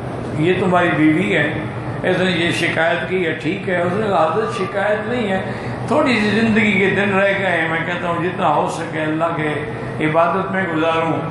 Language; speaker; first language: Urdu; native; Urdu